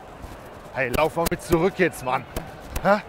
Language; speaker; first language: German; native; German